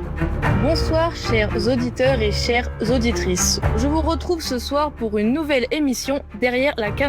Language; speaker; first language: French; native; French